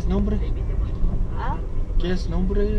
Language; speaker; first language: Spanish; non-native, learner; English